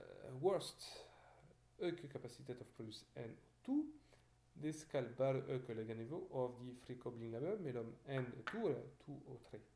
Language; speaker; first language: Swedish; non-native, learner; French